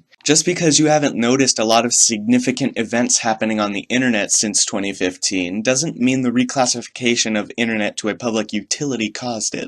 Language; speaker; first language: English; native; English